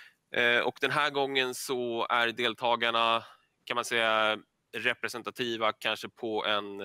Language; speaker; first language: Swedish; native; Swedish